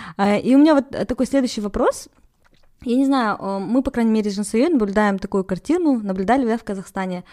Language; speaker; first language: Russian; native; Russian